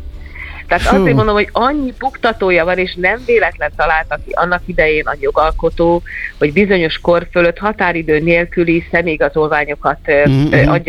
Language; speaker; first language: Hungarian; native; Hungarian